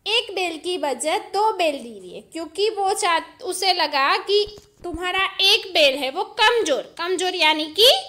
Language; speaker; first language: Hindi; non-native, local second language; Gujarati